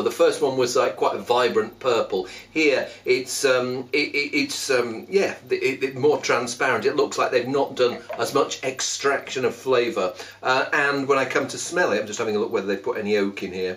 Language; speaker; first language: English; native; English